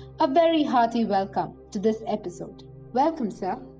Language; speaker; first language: English; non-native, local second language; Malayalam